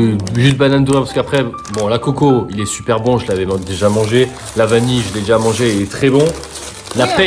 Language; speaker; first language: French; native; French